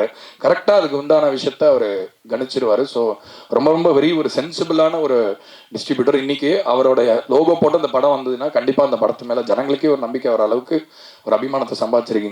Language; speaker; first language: Tamil; native; Tamil